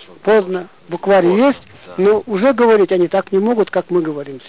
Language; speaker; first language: Russian; non-native, local second language; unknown